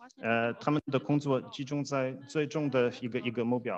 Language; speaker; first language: Chinese; non-native, fluent; Polish